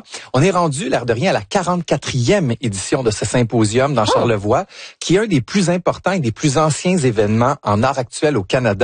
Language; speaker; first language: French; native; French